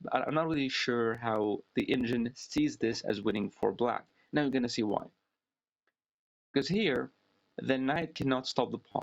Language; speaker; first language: English; non-native, fluent; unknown